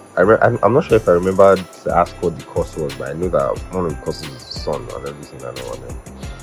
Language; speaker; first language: English; non-native, local second language; Yoruba